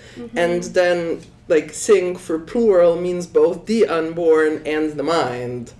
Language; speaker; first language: English; non-native, fluent; Slovenian